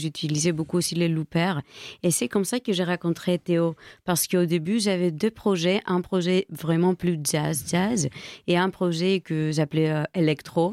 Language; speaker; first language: French; non-native, fluent; Greek